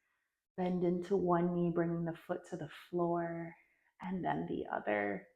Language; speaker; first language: English; native; English